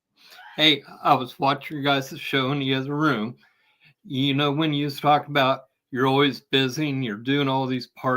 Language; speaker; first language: English; native; English